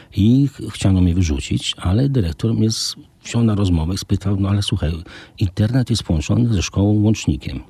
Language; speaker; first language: Polish; native; Polish